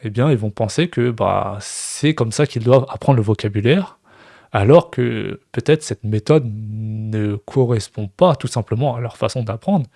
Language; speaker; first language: French; native; French